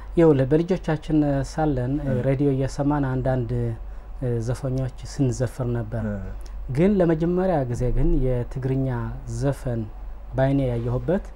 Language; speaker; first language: Amharic; non-native, local second language; Tigrinya